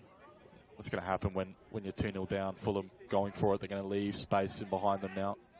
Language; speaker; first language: English; native; English